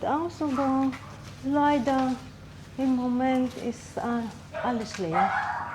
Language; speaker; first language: German; non-native, learner; Filipino